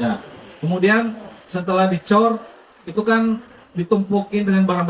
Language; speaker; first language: Indonesian; native; Indonesian